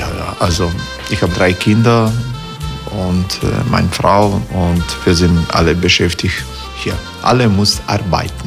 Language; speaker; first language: German; non-native, learner; Croatian